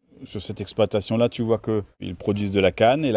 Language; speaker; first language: French; native; French